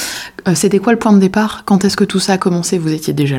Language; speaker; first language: French; native; French